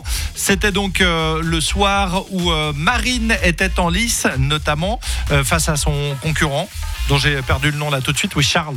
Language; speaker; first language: French; native; French